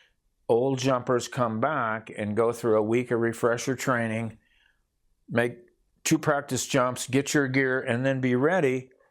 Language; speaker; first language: English; native; English